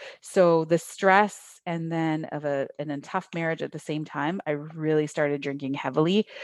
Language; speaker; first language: English; native; English